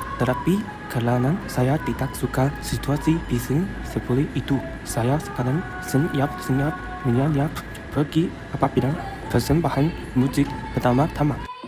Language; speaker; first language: Malay; non-native, learner; Chinese